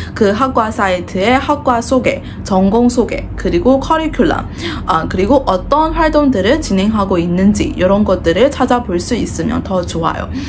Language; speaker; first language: Korean; non-native, fluent; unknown